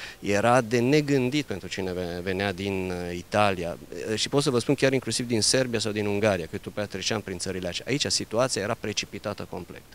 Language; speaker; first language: Romanian; early bilingual, heritage; Romanian